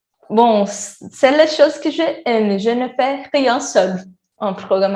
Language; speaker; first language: French; non-native, learner; Portuguese